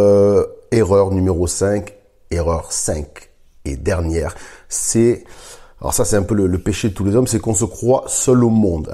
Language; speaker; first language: French; native; French